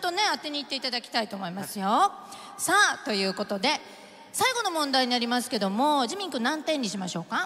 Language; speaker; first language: Japanese; native; Japanese